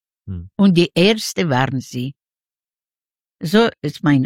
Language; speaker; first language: German; non-native, learner; Ukrainian